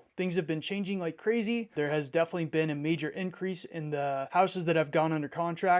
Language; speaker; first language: English; native; English